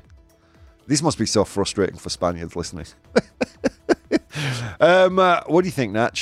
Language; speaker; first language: English; native; English